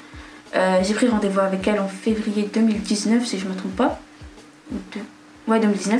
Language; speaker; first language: French; non-native, local second language; Arabic